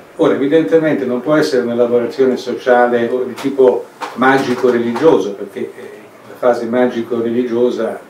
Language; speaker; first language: Italian; native; Italian